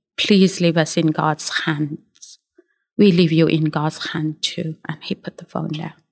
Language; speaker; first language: English; non-native, fluent; Uyghur